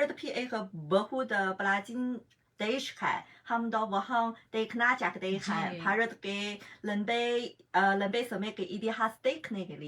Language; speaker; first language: Hindi; non-native, fluent; Chinese